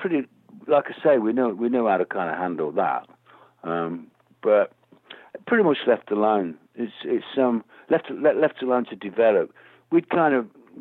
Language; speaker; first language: English; native; English